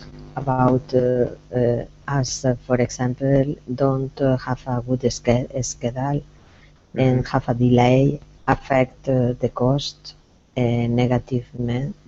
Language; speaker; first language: English; non-native, learner; Spanish